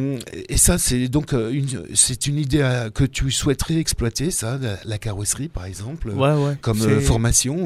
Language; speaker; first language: French; native; French